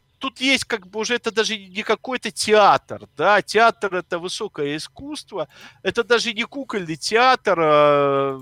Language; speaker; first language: Russian; native; Russian